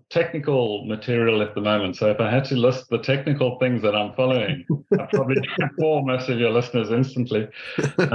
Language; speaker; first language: English; native; English